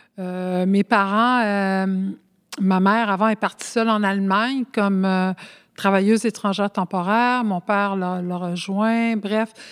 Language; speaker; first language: French; early bilingual, other home language; Spanish